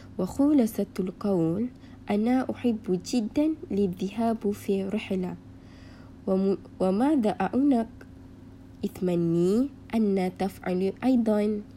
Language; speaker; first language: Arabic; non-native, learner; Malay